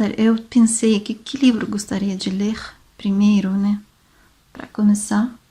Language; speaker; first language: Portuguese; non-native, fluent; Russian